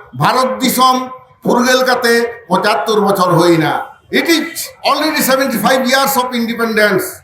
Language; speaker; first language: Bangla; non-native, local second language; Santali